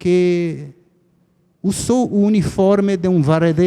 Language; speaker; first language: Spanish; non-native, fluent; Portuguese